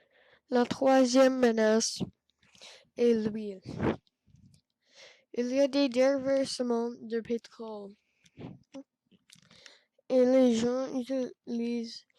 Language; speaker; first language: French; non-native, learner; English